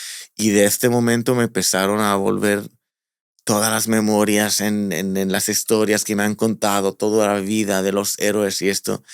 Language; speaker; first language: Spanish; non-native, fluent; Hebrew